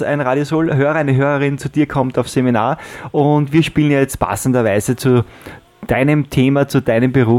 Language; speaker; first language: German; native; German